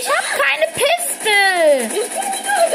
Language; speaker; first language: German; non-native, learner; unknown